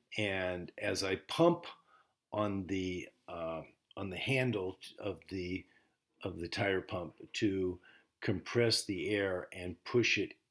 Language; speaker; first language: English; native; English